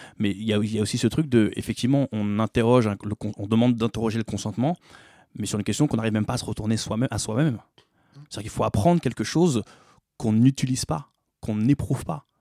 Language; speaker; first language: French; native; French